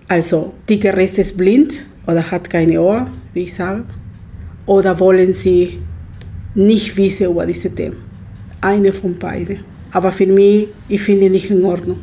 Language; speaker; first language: German; non-native, learner; Spanish